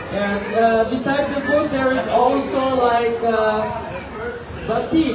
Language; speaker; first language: English; non-native, fluent; Indonesian